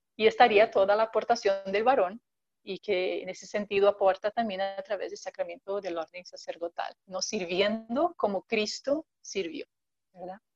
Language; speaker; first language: Spanish; non-native, fluent; Portuguese